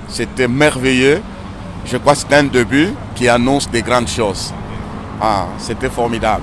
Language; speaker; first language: French; non-native, local second language; Swahili